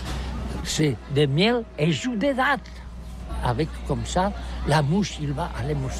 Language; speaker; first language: French; non-native, learner; Catalan